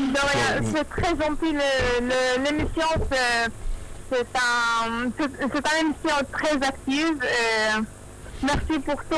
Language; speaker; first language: French; non-native, learner; Arabic